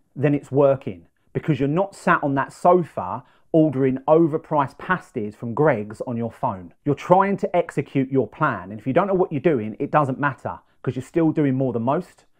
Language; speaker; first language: English; native; English